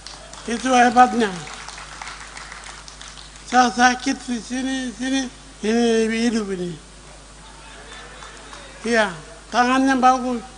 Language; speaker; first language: Indonesian; non-native, local second language; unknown